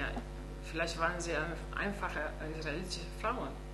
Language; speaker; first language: German; non-native, fluent; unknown